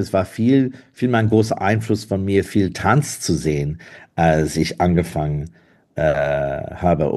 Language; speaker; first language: German; non-native, fluent; English